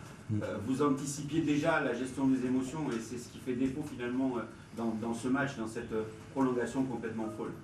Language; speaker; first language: French; native; French